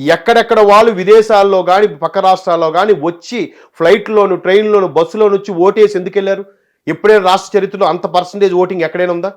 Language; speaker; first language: Telugu; native; Telugu